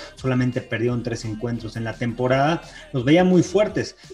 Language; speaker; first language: Spanish; native; Spanish